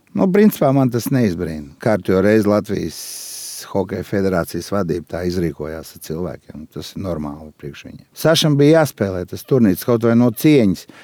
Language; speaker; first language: Latvian; native; Latvian